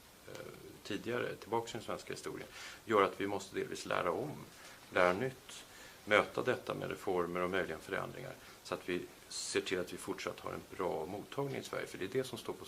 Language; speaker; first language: Swedish; native; Swedish